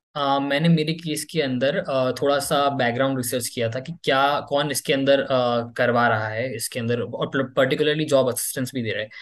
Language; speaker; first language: Hindi; native; Hindi